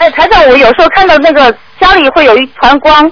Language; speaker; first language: Chinese; native; Chinese